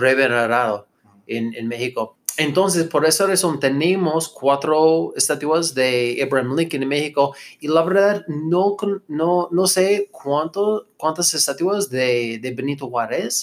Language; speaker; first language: Spanish; non-native, fluent; English